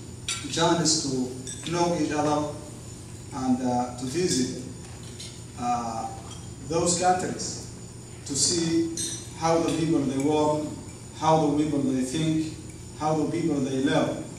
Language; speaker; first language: English; non-native, learner; Somali